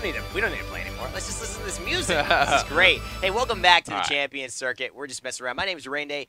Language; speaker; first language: English; native; English